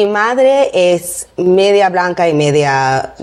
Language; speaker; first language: Spanish; non-native, learner; English